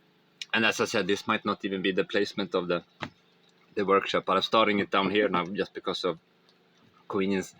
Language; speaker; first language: English; non-native, fluent; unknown